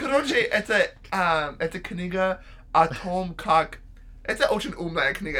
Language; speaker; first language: Russian; non-native, learner; English